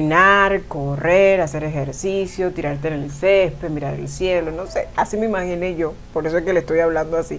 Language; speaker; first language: Spanish; native; Spanish